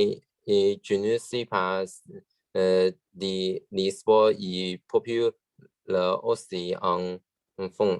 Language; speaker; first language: French; non-native, learner; Chinese